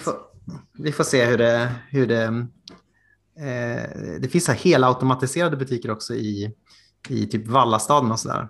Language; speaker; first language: Swedish; native; Swedish